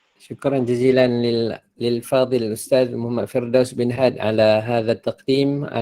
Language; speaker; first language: Arabic; non-native, fluent; Malay